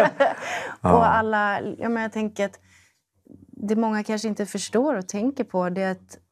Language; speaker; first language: Swedish; native; Swedish